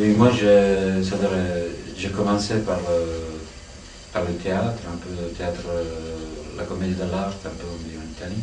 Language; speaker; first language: French; non-native, fluent; Italian